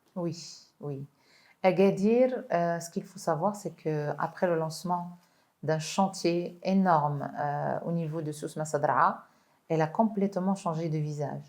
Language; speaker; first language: French; non-native, local second language; Arabic